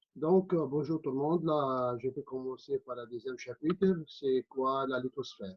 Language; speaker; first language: French; non-native, local second language; Arabic